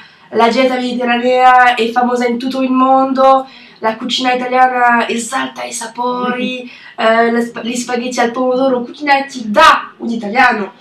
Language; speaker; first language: Italian; non-native, learner; French